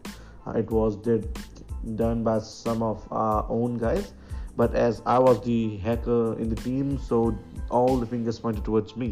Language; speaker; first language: English; non-native, local second language; Hindi